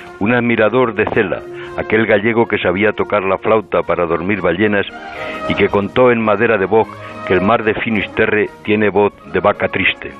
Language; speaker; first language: Spanish; native; Spanish